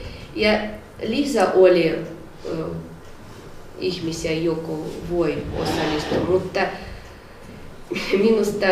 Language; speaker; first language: Finnish; non-native, learner; Russian